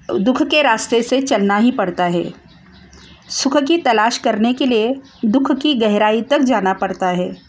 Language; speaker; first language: Hindi; non-native, local second language; Marathi